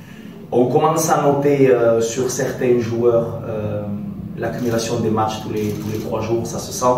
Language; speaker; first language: French; native; French